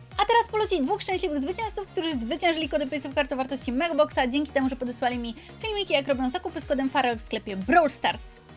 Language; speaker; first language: Polish; native; Polish